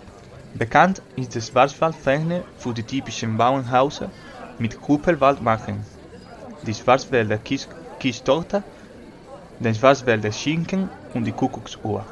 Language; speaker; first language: German; non-native, learner; Spanish